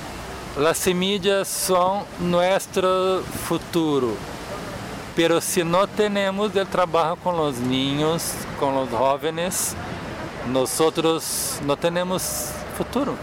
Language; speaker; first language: Spanish; non-native, fluent; Portuguese